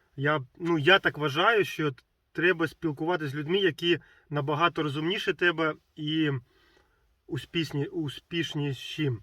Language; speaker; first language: Ukrainian; non-native, local second language; Russian